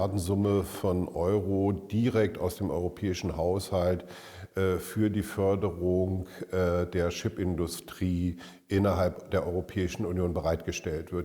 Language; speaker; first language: German; native; German